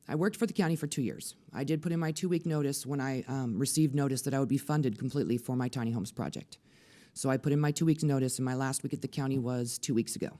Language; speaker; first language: English; native; English